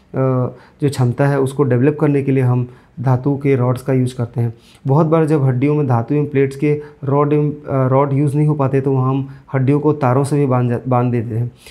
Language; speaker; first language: Hindi; native; Hindi